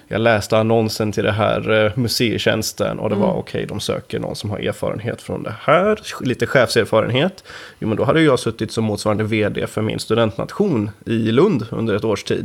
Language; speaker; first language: Swedish; native; Swedish